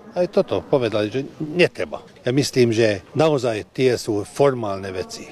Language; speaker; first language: Slovak; early bilingual, heritage; Slovak